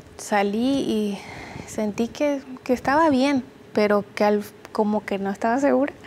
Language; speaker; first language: Spanish; native; Spanish